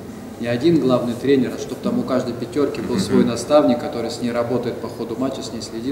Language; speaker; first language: Russian; native; Russian